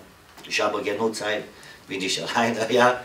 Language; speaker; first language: German; non-native, learner; Romanian